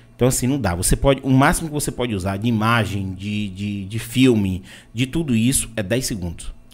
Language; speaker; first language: Portuguese; native; Portuguese